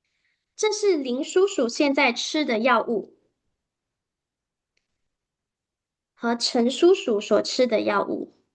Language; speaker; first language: Chinese; native; Chinese